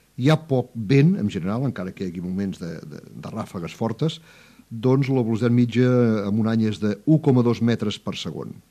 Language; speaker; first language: Catalan; native; Catalan